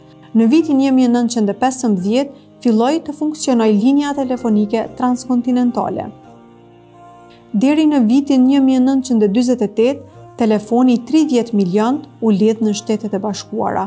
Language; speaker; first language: Albanian; native; Albanian